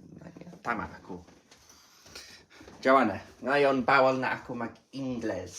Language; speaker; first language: Filipino; non-native, learner; English